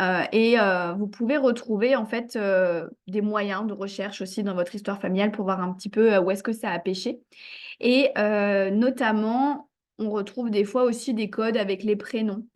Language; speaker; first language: French; native; French